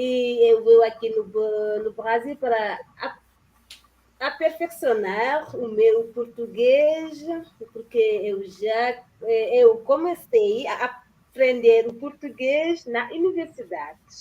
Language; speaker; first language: Portuguese; non-native, learner; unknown